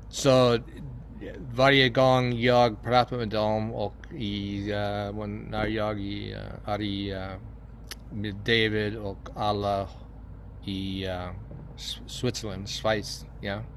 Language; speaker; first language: Swedish; non-native, learner; English